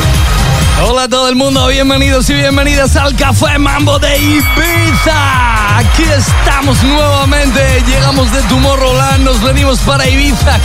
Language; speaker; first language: Spanish; native; Spanish